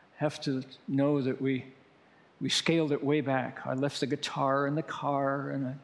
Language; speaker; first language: English; native; English